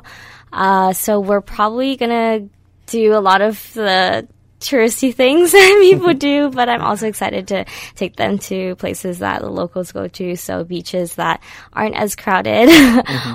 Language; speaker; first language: English; native; English